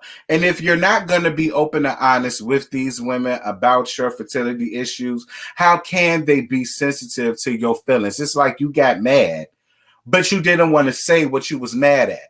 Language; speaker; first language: English; native; English